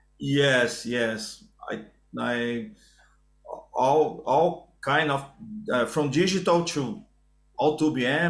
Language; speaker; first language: English; non-native, learner; Portuguese